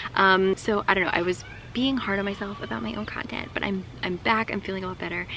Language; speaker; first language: English; native; English